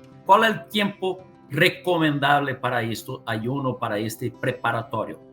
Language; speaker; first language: Spanish; non-native, learner; Portuguese